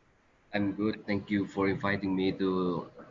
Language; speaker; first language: English; non-native, learner; Indonesian